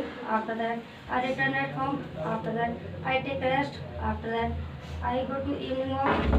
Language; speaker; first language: English; non-native, learner; Hindi